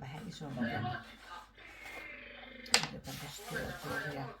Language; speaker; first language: Finnish; native; Finnish